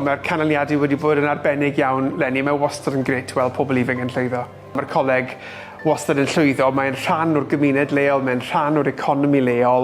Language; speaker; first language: Welsh; native; Welsh